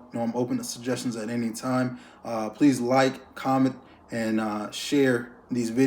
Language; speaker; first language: English; native; English